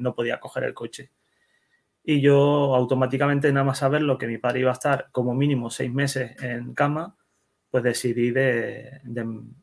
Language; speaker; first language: Spanish; early bilingual, other home language; Dutch